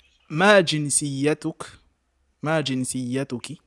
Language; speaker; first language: Arabic; non-native, fluent; French